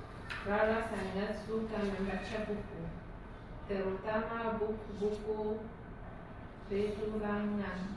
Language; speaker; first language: Indonesian; non-native, learner; Arabic